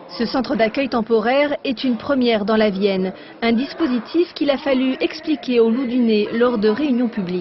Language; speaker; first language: French; native; French